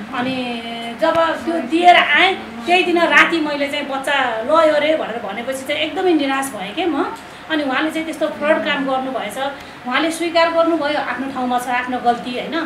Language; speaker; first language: Nepali; native; Nepali